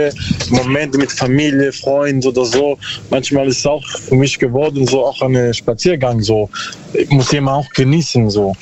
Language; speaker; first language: German; non-native, learner; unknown